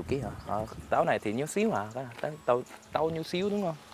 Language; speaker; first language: Vietnamese; non-native, fluent; Korean